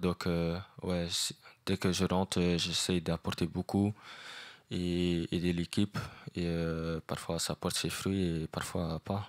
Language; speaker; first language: French; non-native, fluent; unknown